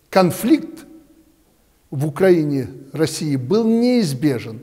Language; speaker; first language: Russian; native; Russian